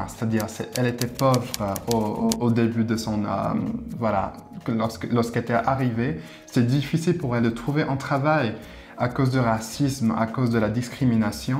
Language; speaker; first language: French; non-native, fluent; English